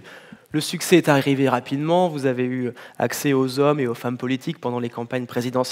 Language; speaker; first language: French; native; French